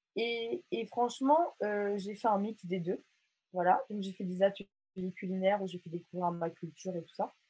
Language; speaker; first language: French; non-native, local second language; Morisyen